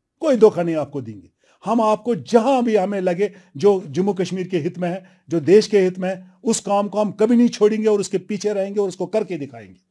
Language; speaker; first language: Hindi; non-native, local second language; Kashmiri